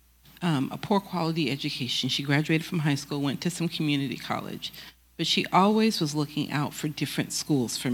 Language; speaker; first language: English; native; English